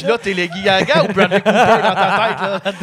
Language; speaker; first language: French; native; French